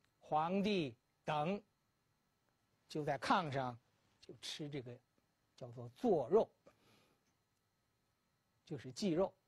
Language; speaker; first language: Chinese; native; Chinese